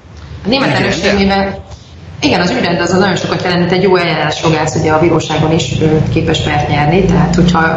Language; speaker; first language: Hungarian; native; Hungarian